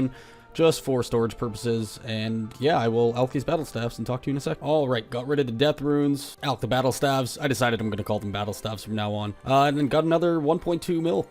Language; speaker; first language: English; native; English